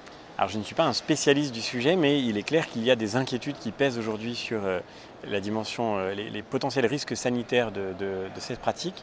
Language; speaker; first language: French; native; French